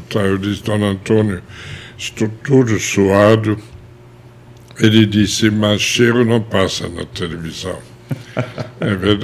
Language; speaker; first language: Portuguese; non-native, fluent; German